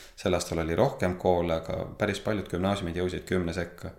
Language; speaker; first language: Estonian; native; Estonian